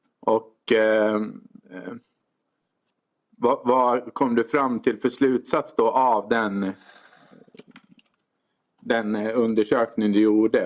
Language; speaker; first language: Swedish; native; Swedish